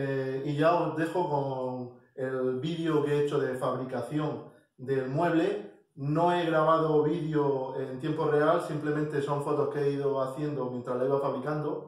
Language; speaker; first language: Spanish; native; Spanish